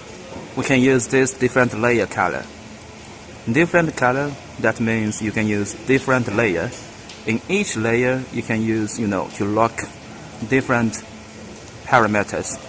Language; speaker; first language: English; non-native, learner; Chinese